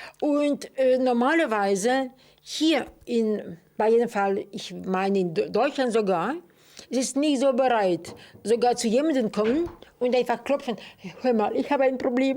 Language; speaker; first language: German; non-native, fluent; Russian